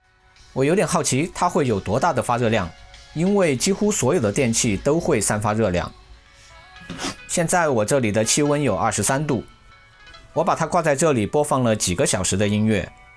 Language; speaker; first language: Chinese; native; Chinese